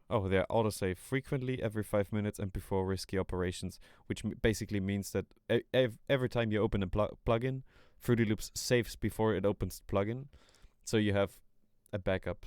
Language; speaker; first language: English; non-native, fluent; German